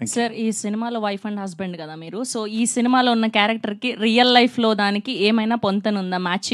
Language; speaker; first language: Telugu; native; Telugu